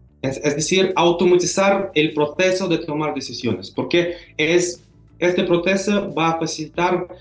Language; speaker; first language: Spanish; non-native, learner; Russian